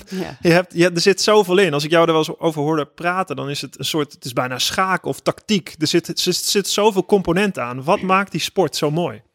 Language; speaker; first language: Dutch; native; Dutch